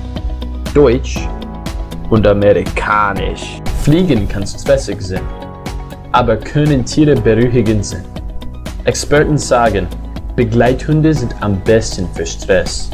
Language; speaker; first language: German; non-native, learner; English